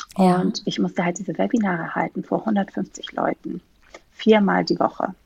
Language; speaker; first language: German; non-native, fluent; Greek